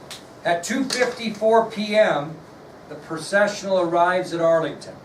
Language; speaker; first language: English; native; English